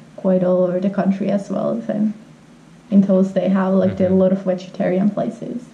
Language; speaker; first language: English; non-native, fluent; Finnish